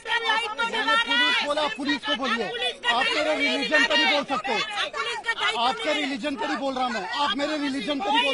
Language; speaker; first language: Hindi; non-native, local second language; Punjabi